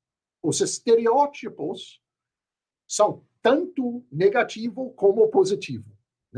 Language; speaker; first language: Portuguese; non-native, fluent; English